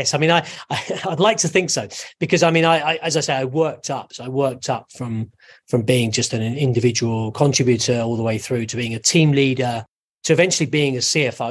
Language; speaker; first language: English; native; English